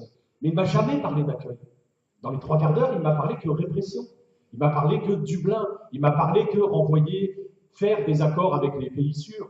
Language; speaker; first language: French; native; French